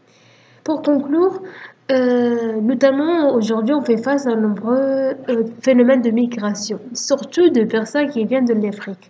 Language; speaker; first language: French; non-native, fluent; Italian